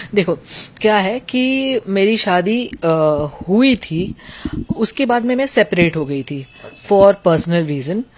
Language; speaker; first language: Hindi; native; Hindi